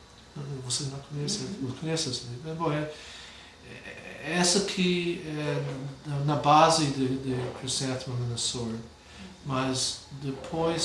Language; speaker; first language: Portuguese; non-native, fluent; English